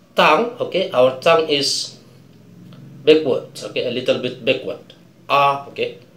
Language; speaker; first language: English; non-native, fluent; Indonesian